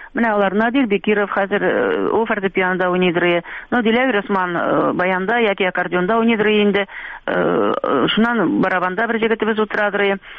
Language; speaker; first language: Tatar; native; Tatar